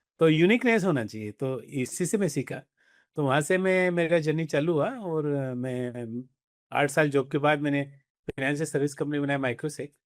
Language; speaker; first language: Hindi; native; Hindi